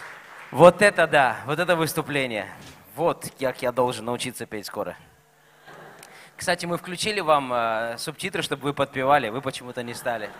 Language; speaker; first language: Russian; native; Russian